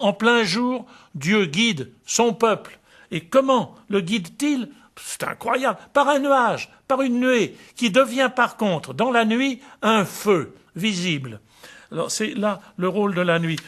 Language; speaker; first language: French; native; French